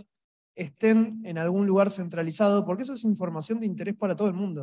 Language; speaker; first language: Spanish; native; Spanish